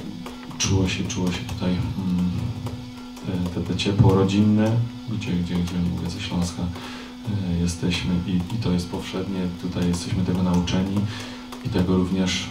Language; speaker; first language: Polish; native; Polish